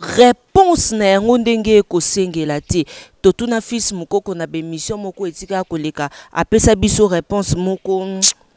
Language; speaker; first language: Lingala; native; Lingala